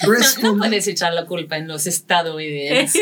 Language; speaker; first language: Spanish; non-native, fluent; English